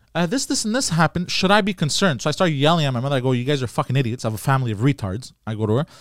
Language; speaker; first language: English; native; English